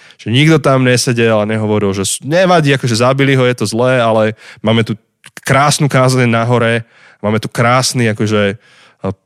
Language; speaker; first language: Slovak; native; Slovak